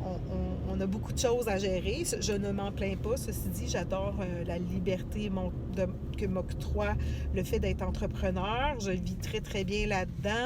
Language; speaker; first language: French; native; French